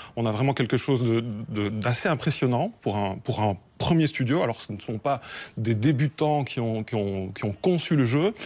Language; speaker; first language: French; native; French